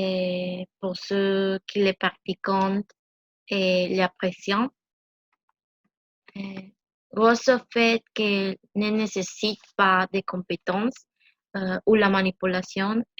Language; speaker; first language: French; non-native, learner; Spanish